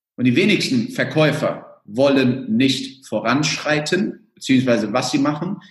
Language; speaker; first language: German; early bilingual, other home language; Spanish